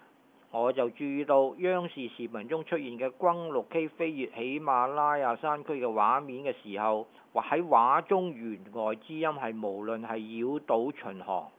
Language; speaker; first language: Chinese; non-native, local second language; Cantonese